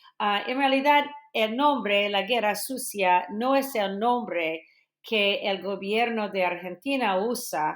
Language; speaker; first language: Spanish; non-native, fluent; English